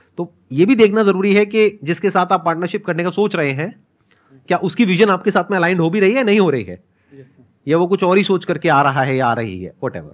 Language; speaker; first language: Hindi; native; Hindi